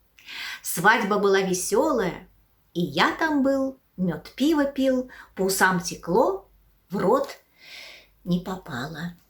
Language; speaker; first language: Russian; native; Russian